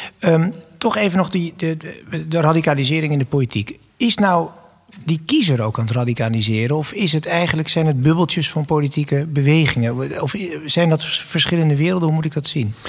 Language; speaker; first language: Dutch; native; Dutch